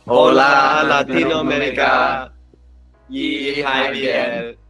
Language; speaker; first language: Spanish; non-native, learner; Thai